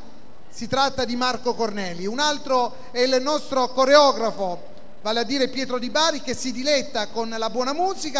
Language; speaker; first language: Italian; native; Italian